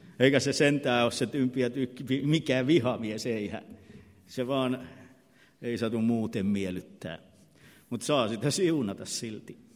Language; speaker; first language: Finnish; native; Finnish